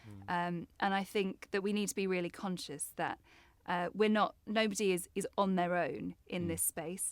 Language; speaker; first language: English; native; English